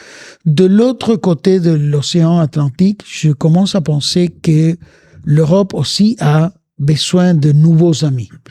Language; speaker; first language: French; non-native, fluent; Spanish